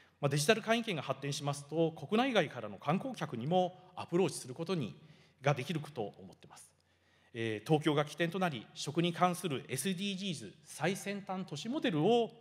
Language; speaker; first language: Japanese; native; Japanese